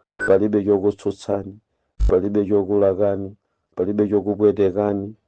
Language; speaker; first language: Nyanja; native; Nyanja